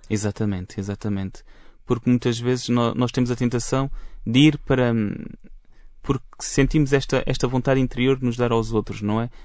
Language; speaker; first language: Portuguese; native; Portuguese